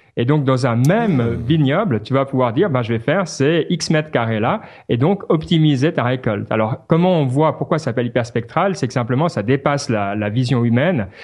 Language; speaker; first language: French; native; French